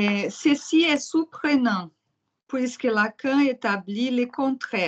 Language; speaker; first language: French; non-native, fluent; Portuguese